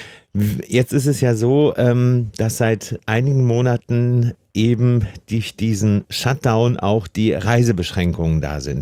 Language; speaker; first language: German; native; German